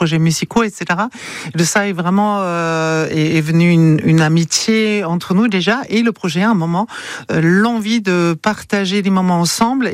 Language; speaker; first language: French; non-native, fluent; German